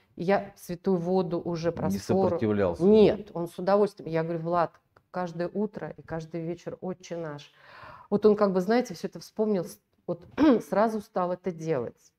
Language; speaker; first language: Russian; native; Russian